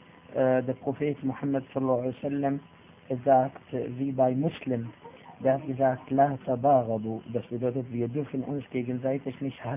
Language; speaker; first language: German; non-native, fluent; Arabic